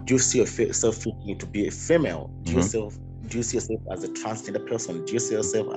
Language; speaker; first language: English; non-native, local second language; Nyanja